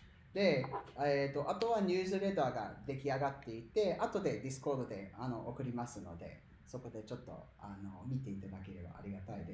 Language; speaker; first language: Japanese; non-native, fluent; English